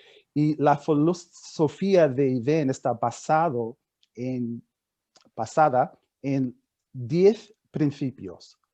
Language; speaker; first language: Spanish; non-native, fluent; English